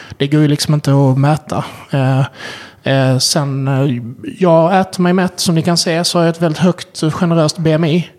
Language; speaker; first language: Swedish; native; Swedish